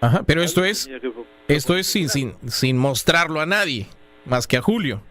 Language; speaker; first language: Spanish; native; Spanish